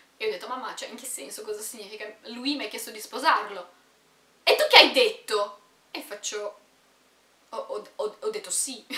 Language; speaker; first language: Italian; early bilingual, other home language; Romanian